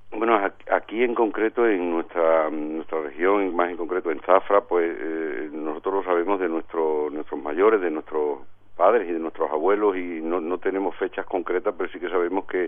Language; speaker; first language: Spanish; native; Spanish